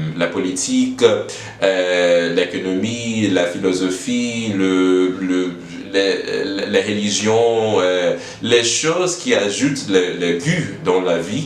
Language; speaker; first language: French; non-native, learner; English